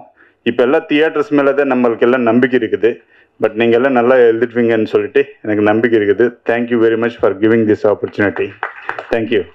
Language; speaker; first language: Tamil; non-native, learner; Telugu